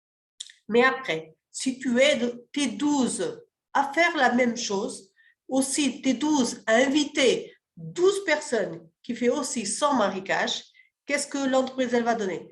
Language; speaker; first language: French; early bilingual, other home language; Portuguese